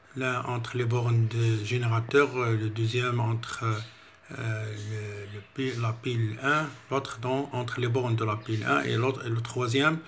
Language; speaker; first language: French; non-native, local second language; Arabic